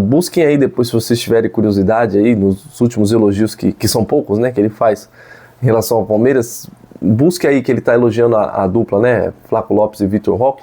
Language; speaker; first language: Portuguese; native; Portuguese